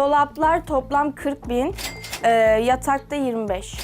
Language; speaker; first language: Turkish; native; Turkish